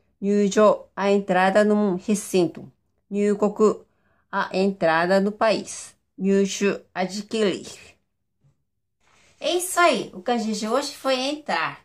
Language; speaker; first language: Portuguese; non-native, fluent; Japanese